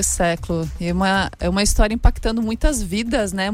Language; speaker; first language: Portuguese; native; Portuguese